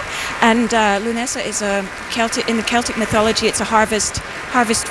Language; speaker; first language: English; native; English